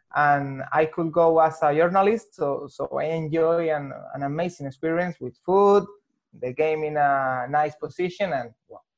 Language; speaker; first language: English; non-native, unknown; Spanish